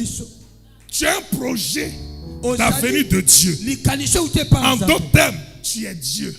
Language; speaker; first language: French; native; French